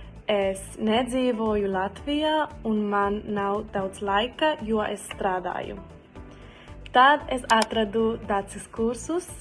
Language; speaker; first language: Latvian; non-native, learner; Spanish